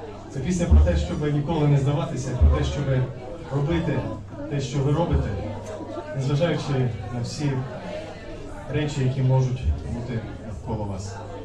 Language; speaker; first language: Ukrainian; native; Ukrainian